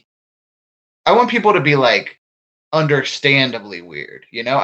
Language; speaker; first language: English; native; English